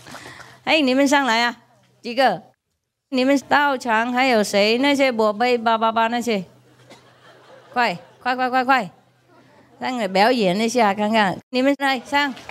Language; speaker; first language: Chinese; non-native, fluent; Vietnamese